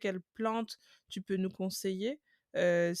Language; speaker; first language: French; native; French